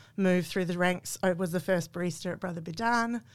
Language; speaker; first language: English; native; English